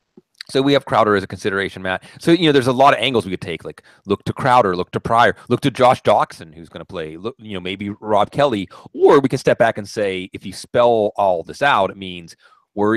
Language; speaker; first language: English; native; English